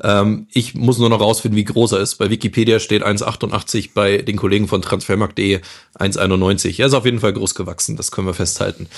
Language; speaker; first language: German; native; German